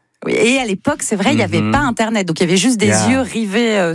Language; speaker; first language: French; native; French